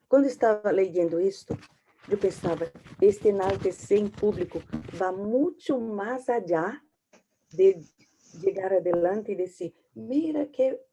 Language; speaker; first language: Portuguese; non-native, learner; Spanish